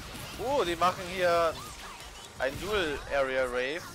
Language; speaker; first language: German; native; German